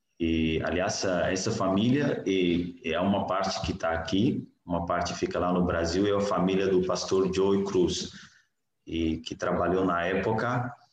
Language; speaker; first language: Portuguese; non-native, fluent; Hausa